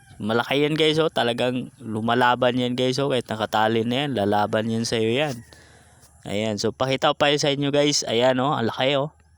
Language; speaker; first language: Filipino; non-native, local second language; Cebuano